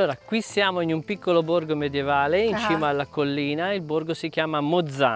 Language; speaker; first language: Italian; native; Italian